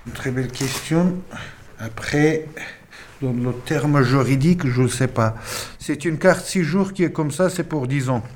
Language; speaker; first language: French; non-native, fluent; Pashto